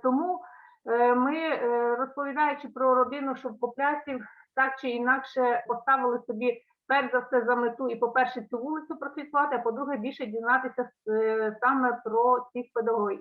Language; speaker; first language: Ukrainian; native; Ukrainian